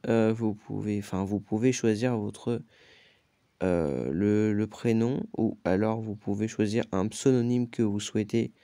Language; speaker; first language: French; native; French